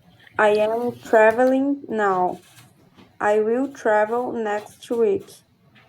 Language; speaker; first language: English; non-native, learner; Portuguese